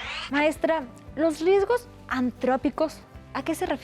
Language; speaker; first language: Spanish; native; Spanish